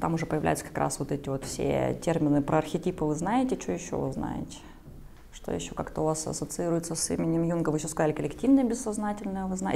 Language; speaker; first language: Russian; native; Russian